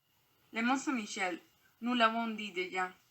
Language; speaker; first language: French; non-native, learner; Spanish